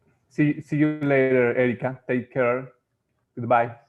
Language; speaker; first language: English; non-native, learner; Spanish